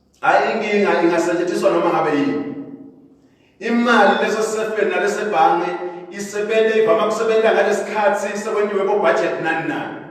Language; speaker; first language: Zulu; non-native, local second language; Swati